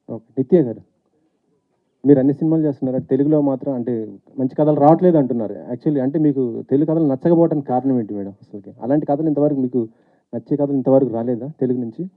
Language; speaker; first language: Telugu; native; Telugu